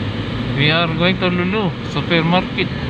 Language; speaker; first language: English; non-native, local second language; Filipino